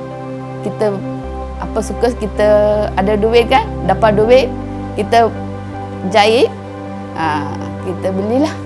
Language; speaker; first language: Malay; non-native, local second language; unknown